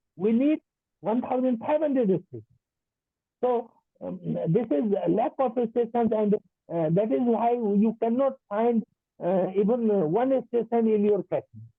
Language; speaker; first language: English; non-native, local second language; Nepali